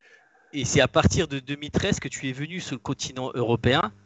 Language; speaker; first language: French; native; French